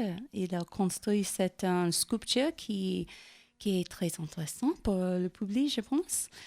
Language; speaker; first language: French; non-native, learner; English